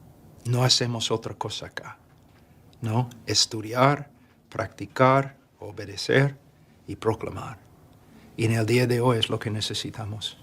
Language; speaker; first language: Spanish; non-native, fluent; English